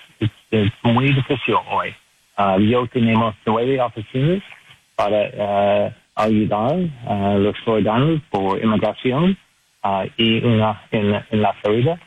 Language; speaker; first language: Spanish; non-native, learner; English